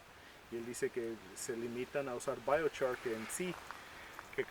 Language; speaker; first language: Spanish; native; Spanish